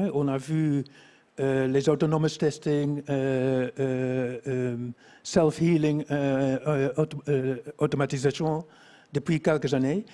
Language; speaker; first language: French; non-native, fluent; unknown